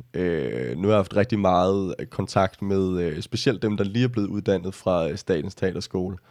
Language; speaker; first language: Danish; native; Danish